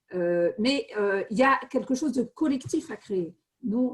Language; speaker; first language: French; native; French